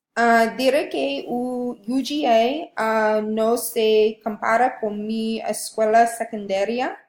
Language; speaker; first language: Spanish; non-native, learner; English